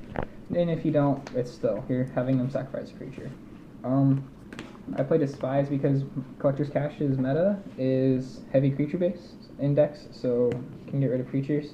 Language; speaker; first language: English; native; English